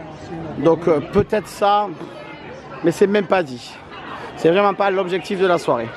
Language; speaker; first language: French; native; French